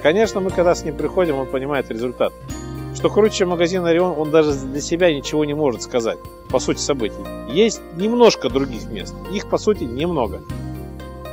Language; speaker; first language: Russian; native; Russian